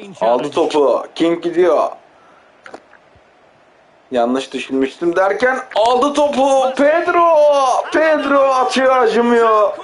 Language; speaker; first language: Turkish; native; Turkish